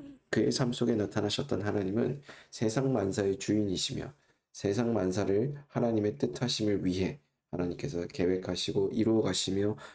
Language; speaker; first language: Korean; native; Korean